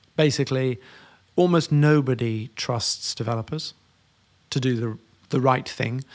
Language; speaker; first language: English; native; English